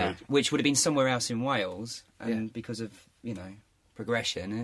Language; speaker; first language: English; native; English